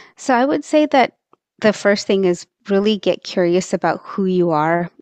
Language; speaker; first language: English; early bilingual, other home language; Marathi